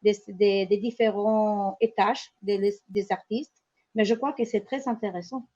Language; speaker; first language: French; non-native, learner; Spanish